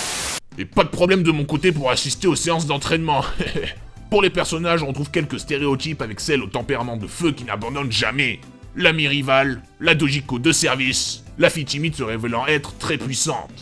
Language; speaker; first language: French; native; French